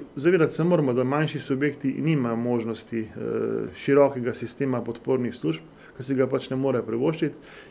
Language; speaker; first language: Slovenian; native; Slovenian